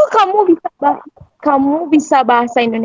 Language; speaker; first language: Indonesian; non-native, local second language; Minangkabau